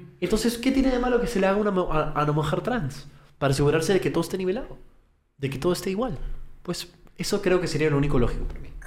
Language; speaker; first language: Spanish; early bilingual, heritage; Spanish